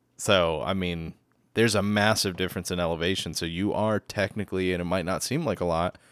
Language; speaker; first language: English; native; English